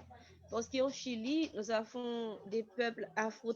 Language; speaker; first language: French; non-native, local second language; Haitian Creole